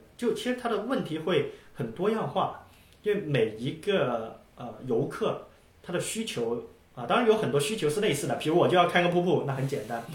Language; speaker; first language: Chinese; non-native, local second language; Cantonese